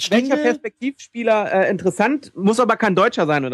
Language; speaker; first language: German; native; German